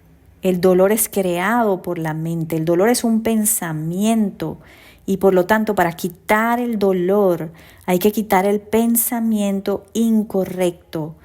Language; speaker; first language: Spanish; native; Spanish